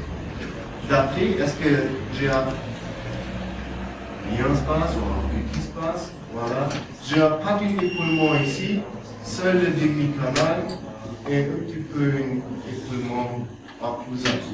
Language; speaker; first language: French; non-native, learner; German